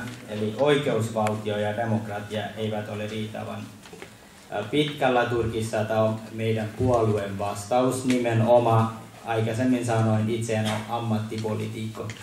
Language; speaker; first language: Finnish; non-native, learner; Turkish